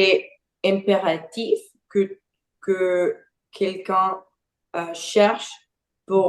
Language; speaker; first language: French; non-native, learner; Portuguese